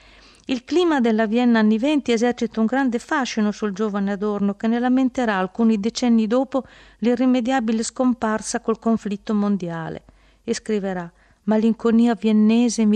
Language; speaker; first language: Italian; native; Italian